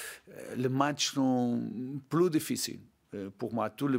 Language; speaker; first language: French; non-native, learner; Portuguese